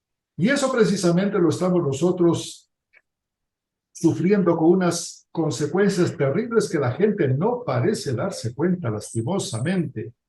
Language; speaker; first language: Spanish; native; Spanish